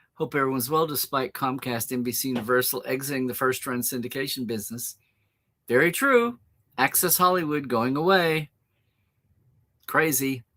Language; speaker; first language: English; native; English